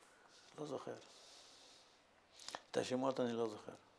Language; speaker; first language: Hebrew; non-native, fluent; Yiddish